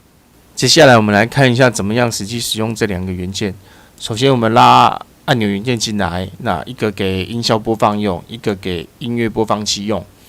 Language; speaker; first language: Chinese; native; Chinese